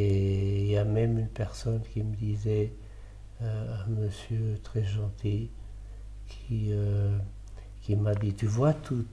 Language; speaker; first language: French; early bilingual, other home language; Italian